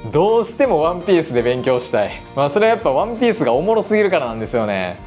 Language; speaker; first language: Japanese; native; Japanese